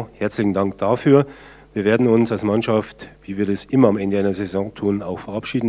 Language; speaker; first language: German; native; German